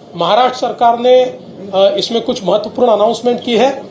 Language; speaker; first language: Hindi; non-native, local second language; Marathi